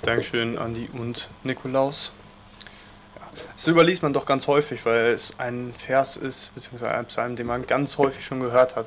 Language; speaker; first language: German; native; German